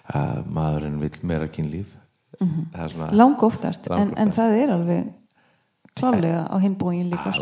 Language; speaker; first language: Icelandic; non-native, fluent; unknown